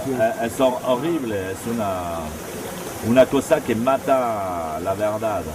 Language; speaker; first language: Spanish; non-native, fluent; French